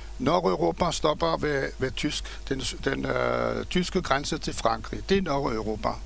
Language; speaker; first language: Danish; non-native, fluent; French